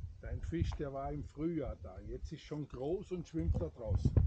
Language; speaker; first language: German; native; German